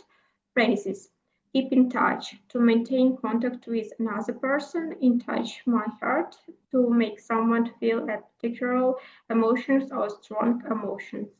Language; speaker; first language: English; non-native, learner; Ukrainian